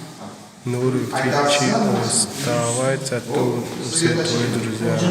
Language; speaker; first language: Russian; non-native, learner; Tajik